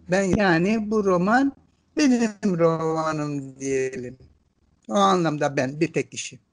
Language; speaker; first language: Turkish; non-native, local second language; Greek